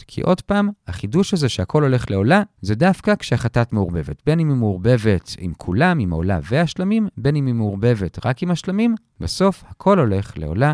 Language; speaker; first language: Hebrew; native; Hebrew